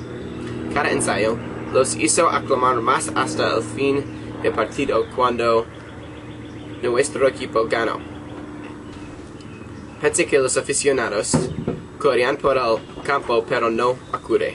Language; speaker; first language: Spanish; non-native, learner; English